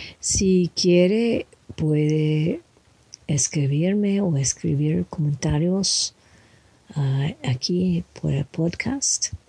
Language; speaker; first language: Spanish; non-native, learner; English